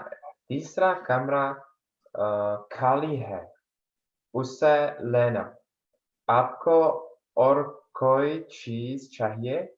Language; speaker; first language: Hindi; non-native, learner; Czech